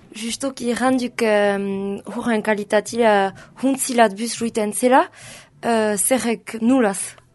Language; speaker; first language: Basque; native; Basque